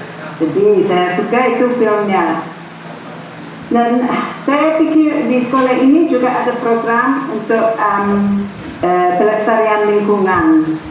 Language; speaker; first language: Indonesian; non-native, fluent; English